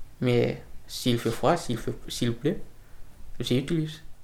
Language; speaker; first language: French; non-native, learner; Fula